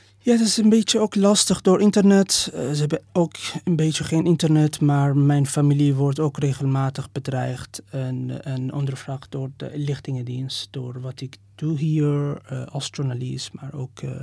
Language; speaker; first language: Dutch; non-native, fluent; Persian